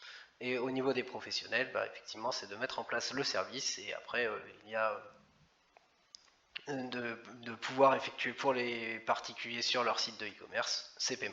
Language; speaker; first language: French; native; French